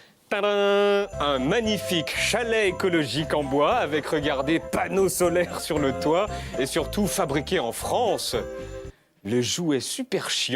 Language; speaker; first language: French; native; French